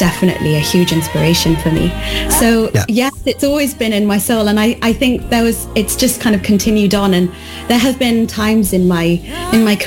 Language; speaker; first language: English; native; English